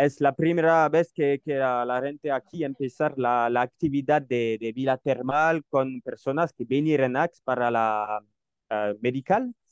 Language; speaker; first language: Spanish; non-native, learner; French